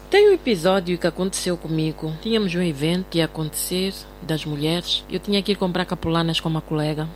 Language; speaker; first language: Portuguese; native; Portuguese